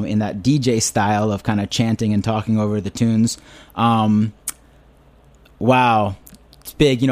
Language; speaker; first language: English; native; English